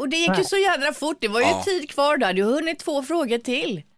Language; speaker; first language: Swedish; native; Swedish